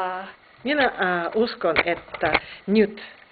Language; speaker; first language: Finnish; non-native, fluent; Russian